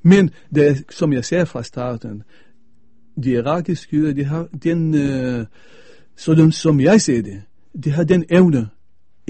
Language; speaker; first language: Danish; non-native, fluent; Arabic